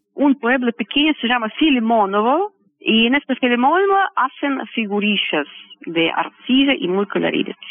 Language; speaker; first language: Spanish; non-native, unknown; Russian